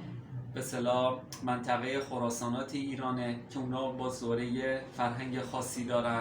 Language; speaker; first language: Persian; native; Persian